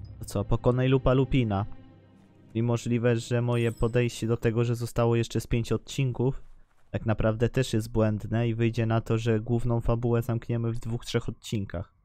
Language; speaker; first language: Polish; native; Polish